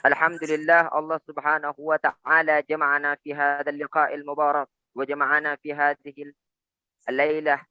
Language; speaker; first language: Arabic; non-native, fluent; Indonesian